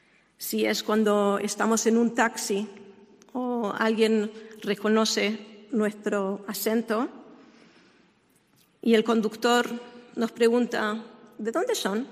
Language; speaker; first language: Spanish; non-native, fluent; Hebrew